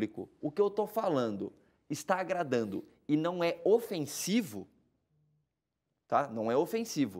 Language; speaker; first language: Portuguese; native; Portuguese